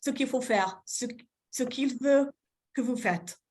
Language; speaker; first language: French; non-native, fluent; English